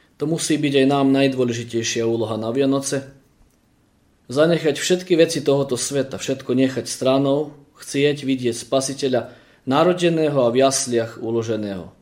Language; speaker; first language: Slovak; early bilingual, heritage; Slovak